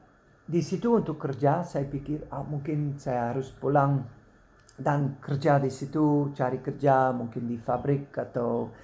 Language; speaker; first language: Indonesian; non-native, learner; Dutch